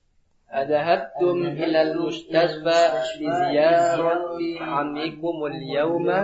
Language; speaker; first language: Arabic; non-native, learner; Indonesian